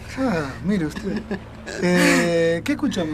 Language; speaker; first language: Spanish; native; Spanish